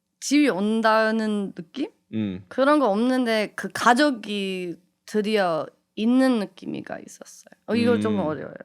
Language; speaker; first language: Korean; early bilingual, heritage; English